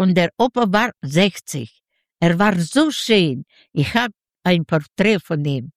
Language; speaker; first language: German; non-native, learner; Yiddish